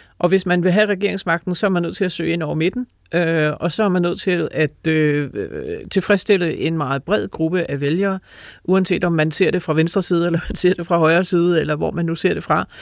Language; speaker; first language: Danish; native; Danish